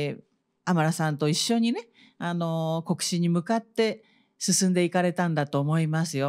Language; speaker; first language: Japanese; native; Japanese